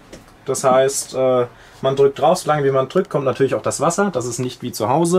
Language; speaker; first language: German; native; German